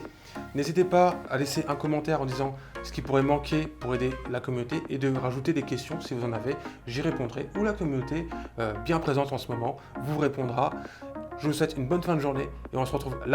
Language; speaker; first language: French; native; French